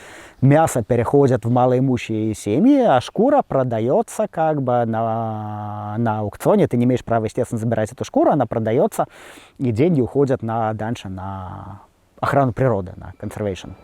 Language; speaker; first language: Russian; native; Russian